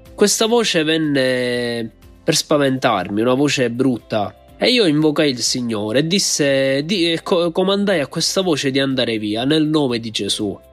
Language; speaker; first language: Italian; native; Italian